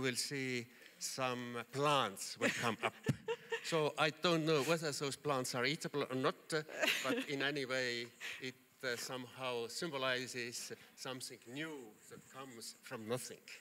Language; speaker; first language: English; non-native, fluent; Estonian